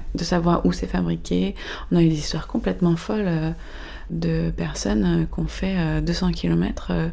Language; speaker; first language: French; native; French